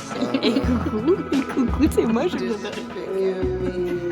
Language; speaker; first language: French; native; French